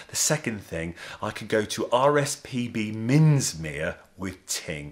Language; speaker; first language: English; native; English